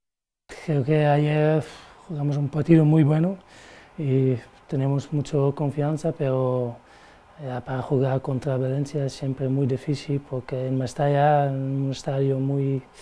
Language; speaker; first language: Spanish; non-native, learner; Dutch